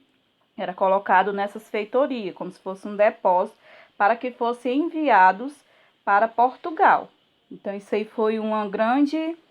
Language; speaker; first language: Portuguese; native; Portuguese